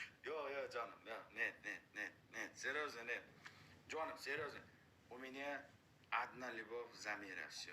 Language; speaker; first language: Russian; non-native, learner; Uzbek